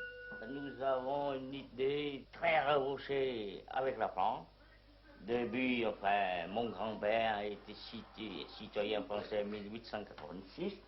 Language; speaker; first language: French; non-native, local second language; Vietnamese